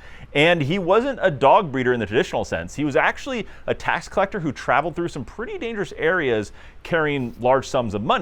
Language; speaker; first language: English; native; English